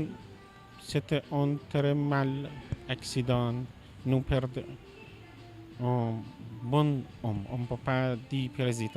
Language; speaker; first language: French; non-native, learner; Persian